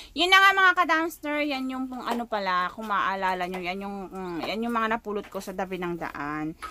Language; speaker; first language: Filipino; non-native, local second language; Iloko